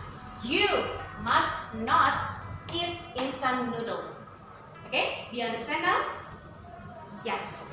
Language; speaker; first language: English; non-native, fluent; Indonesian